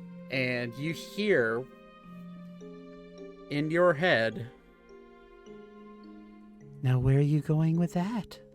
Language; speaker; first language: English; native; English